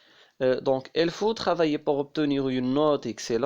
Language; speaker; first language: French; non-native, local second language; Arabic